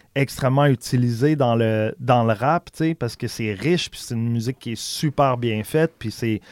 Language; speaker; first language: French; native; French